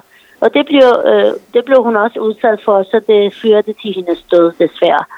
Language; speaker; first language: Danish; non-native, fluent; Persian